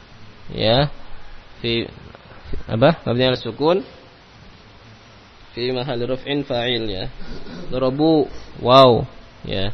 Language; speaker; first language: Arabic; non-native, fluent; Indonesian